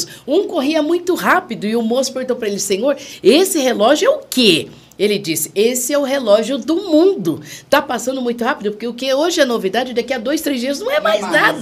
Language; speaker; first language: Portuguese; native; Portuguese